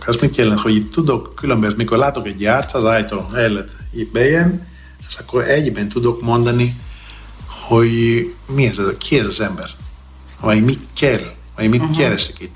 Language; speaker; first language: Hungarian; non-native, fluent; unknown